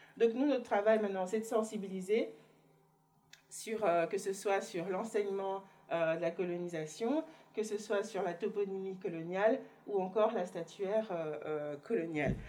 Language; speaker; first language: French; native; French